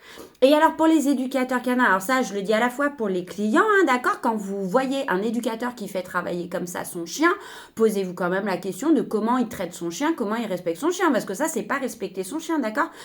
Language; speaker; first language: French; native; French